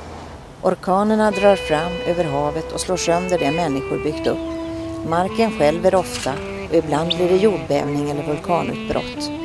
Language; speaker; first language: Swedish; native; Swedish